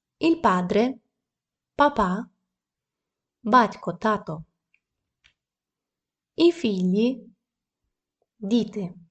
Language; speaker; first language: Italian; non-native, fluent; Ukrainian